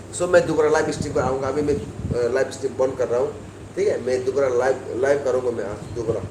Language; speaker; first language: Hindi; non-native, local second language; Kok Borok